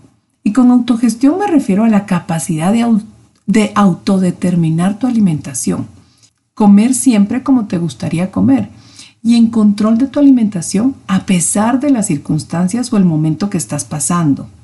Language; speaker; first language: Spanish; native; Spanish